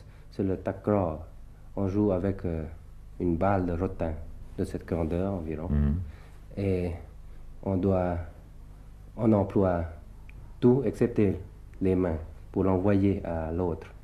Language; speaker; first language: French; early bilingual, other home language; Thai